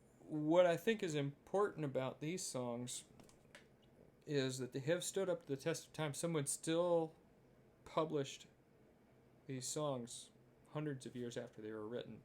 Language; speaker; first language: English; native; English